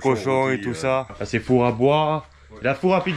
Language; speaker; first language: French; native; French